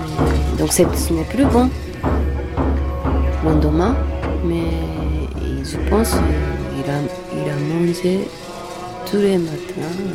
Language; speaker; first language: French; non-native, learner; Japanese